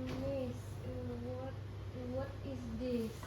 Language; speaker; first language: English; non-native, learner; Indonesian